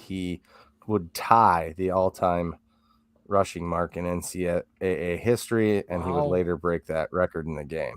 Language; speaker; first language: English; native; English